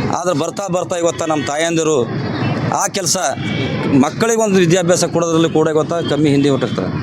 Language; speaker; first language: Kannada; non-native, local second language; Marathi